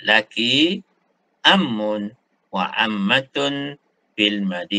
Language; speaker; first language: Arabic; non-native, fluent; Malay